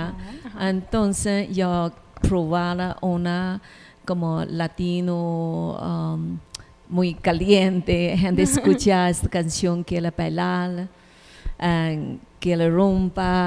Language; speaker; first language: Spanish; non-native, learner; Chinese